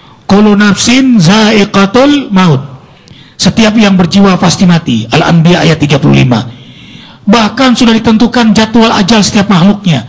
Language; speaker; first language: Indonesian; native; Indonesian